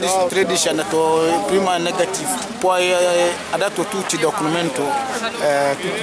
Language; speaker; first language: Italian; non-native, learner; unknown